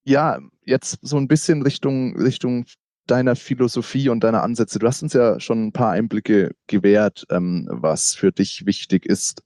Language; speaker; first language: German; native; German